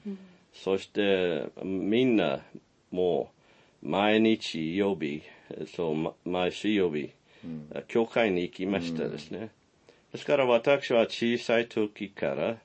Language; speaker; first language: Japanese; non-native, fluent; English